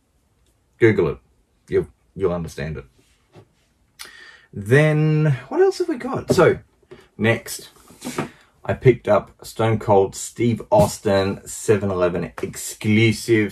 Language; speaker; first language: English; native; English